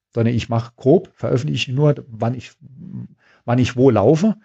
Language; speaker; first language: German; native; German